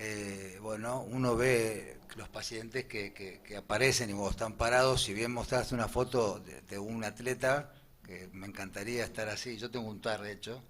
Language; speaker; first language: Spanish; native; Spanish